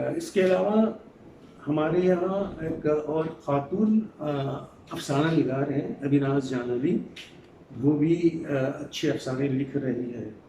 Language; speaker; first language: Urdu; non-native, fluent; Morisyen